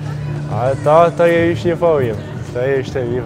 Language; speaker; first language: Polish; early bilingual, heritage; French